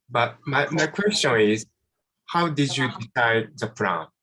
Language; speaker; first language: English; non-native, fluent; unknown